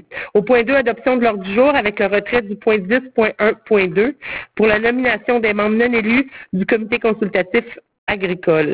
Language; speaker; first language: French; native; French